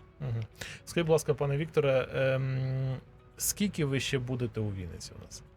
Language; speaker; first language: Ukrainian; native; Ukrainian